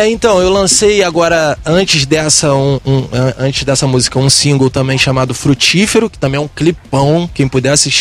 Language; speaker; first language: Portuguese; native; Portuguese